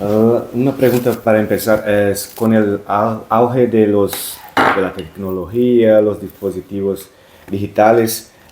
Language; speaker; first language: Spanish; non-native, fluent; Portuguese